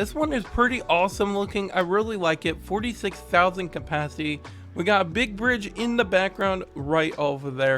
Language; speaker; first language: English; native; English